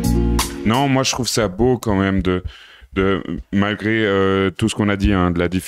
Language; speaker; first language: French; native; French